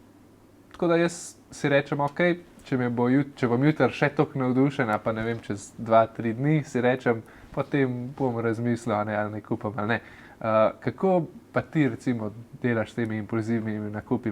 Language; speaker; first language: Slovenian; native; Slovenian